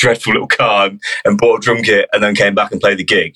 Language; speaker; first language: English; native; English